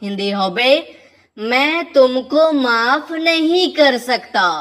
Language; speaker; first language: Hindi; non-native, fluent; Bangla